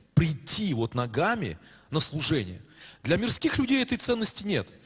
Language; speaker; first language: Russian; native; Russian